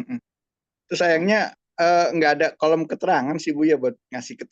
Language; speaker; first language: Indonesian; native; Indonesian